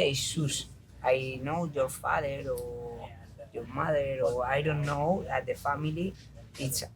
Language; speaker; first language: English; non-native, learner; Spanish